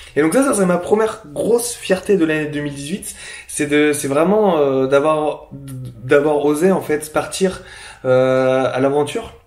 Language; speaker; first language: French; native; French